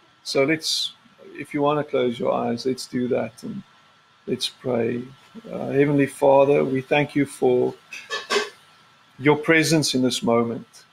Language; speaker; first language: English; non-native, local second language; Afrikaans